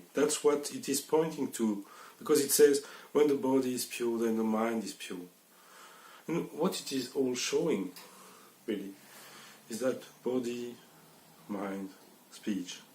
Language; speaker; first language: English; non-native, fluent; French